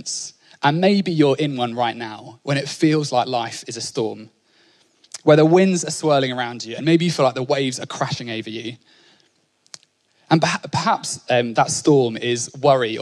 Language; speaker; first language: English; native; English